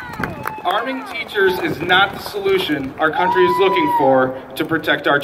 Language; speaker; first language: English; native; English